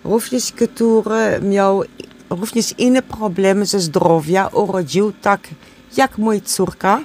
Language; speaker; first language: Polish; non-native, learner; Dutch